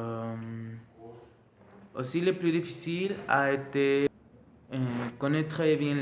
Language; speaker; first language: French; non-native, learner; Spanish